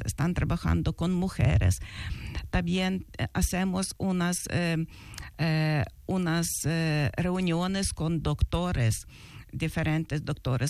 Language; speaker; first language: Spanish; non-native, learner; Ukrainian